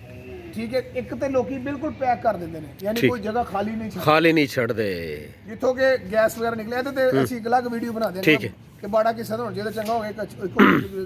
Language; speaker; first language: Punjabi; native; Punjabi